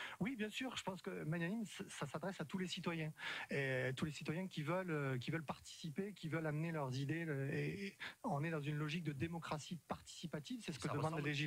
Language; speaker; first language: French; native; French